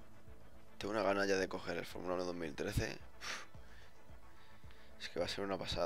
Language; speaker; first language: Spanish; native; Spanish